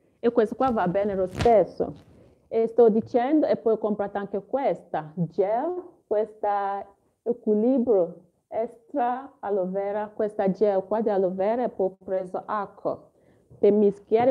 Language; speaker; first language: Italian; non-native, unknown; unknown